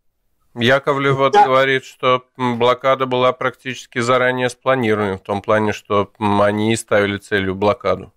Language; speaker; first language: Russian; native; Russian